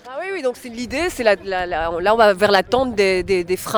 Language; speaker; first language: French; native; French